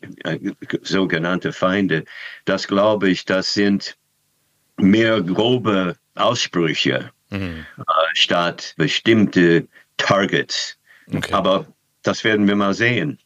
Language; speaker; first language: German; non-native, fluent; English